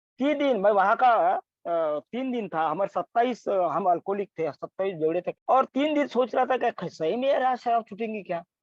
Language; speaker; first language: Hindi; non-native, local second language; Marathi